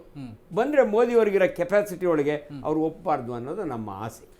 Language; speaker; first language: Kannada; native; Kannada